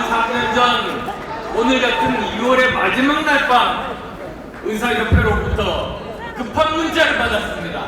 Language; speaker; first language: Korean; native; Korean